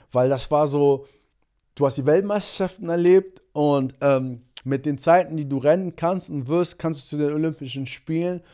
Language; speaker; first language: German; early bilingual, other home language; Portuguese